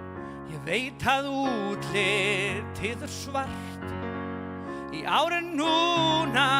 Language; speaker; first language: Icelandic; native; Icelandic